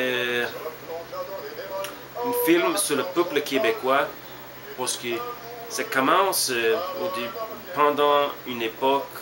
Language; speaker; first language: French; non-native, learner; English